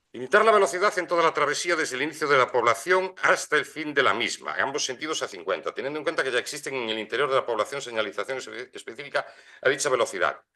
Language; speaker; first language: Spanish; non-native, local second language; Galician